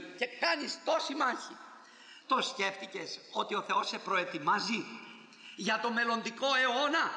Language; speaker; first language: Greek; native; Greek